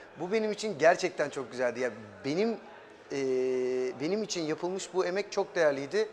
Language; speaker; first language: Turkish; early bilingual, heritage; German